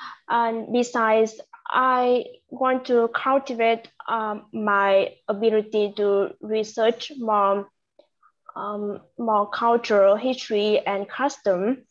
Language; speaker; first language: English; non-native, learner; Vietnamese